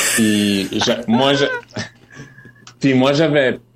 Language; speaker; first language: French; native; French